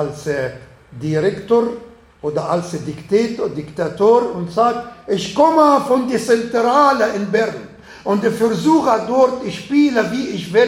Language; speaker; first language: German; non-native, learner; Arabic